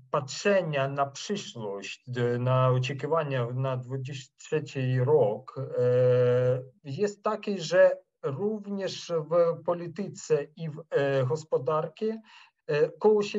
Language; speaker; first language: Polish; non-native, fluent; Ukrainian